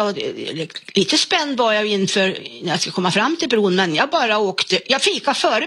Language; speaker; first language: Swedish; native; Swedish